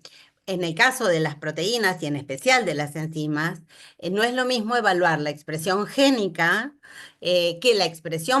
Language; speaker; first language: Spanish; native; Spanish